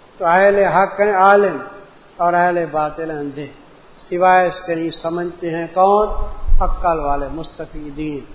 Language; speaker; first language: Urdu; non-native, local second language; Punjabi